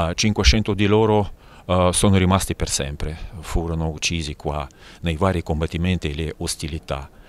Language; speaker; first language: Italian; non-native, fluent; Russian